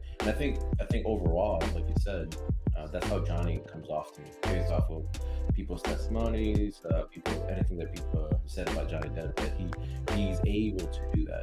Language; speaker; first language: English; native; English